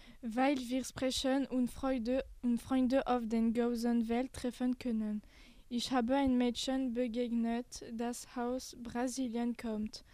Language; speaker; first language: German; non-native, learner; French